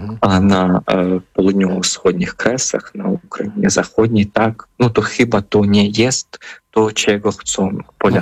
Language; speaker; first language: Polish; non-native, fluent; Ukrainian